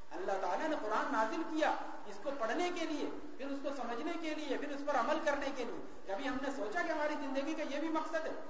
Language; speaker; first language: Urdu; native; Urdu